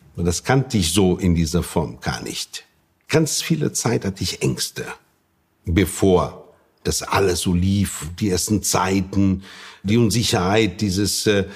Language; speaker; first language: German; non-native, fluent; Portuguese